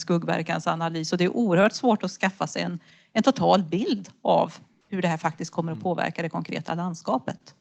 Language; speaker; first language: Swedish; native; Swedish